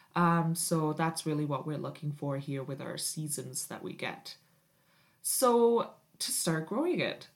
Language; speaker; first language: English; native; English